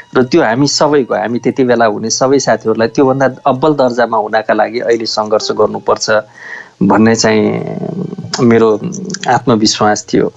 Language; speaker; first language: Nepali; native; Nepali